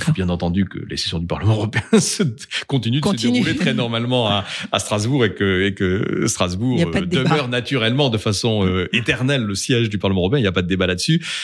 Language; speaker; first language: French; native; French